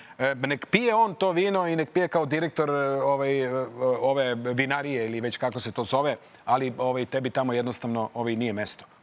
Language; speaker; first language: Serbian; native; Serbian